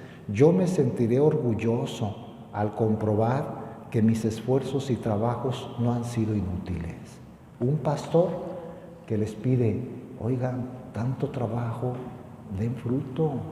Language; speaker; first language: Spanish; native; Spanish